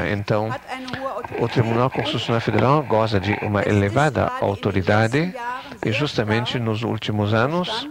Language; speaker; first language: Portuguese; non-native, fluent; German